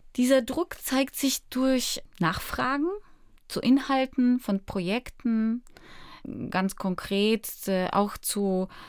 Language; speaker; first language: German; early bilingual, other home language; Polish